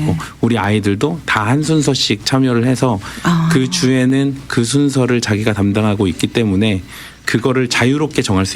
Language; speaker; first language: Korean; native; Korean